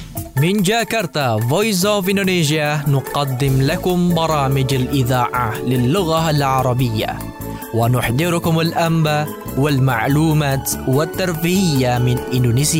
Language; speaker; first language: Arabic; non-native, fluent; Indonesian